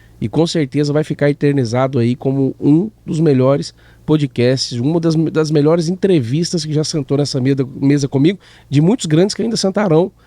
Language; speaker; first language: Portuguese; native; Portuguese